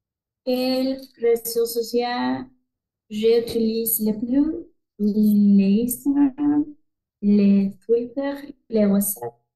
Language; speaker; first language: French; non-native, learner; Spanish